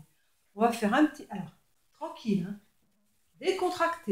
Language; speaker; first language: French; native; French